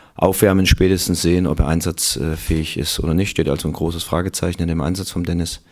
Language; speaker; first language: German; native; German